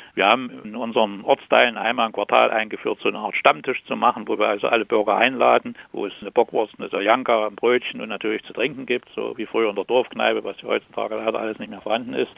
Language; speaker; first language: German; native; German